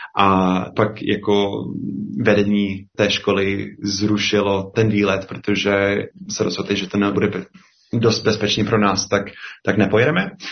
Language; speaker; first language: Czech; non-native, fluent; English